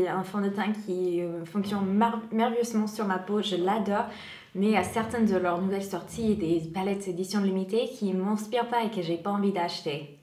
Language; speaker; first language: French; non-native, fluent; English